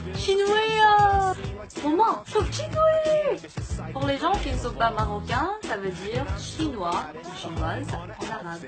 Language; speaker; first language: French; non-native, fluent; Korean